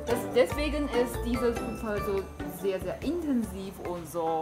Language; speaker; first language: German; non-native, learner; Chinese